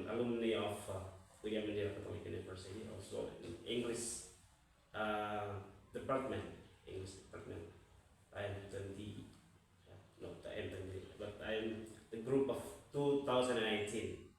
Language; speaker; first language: English; non-native, fluent; Indonesian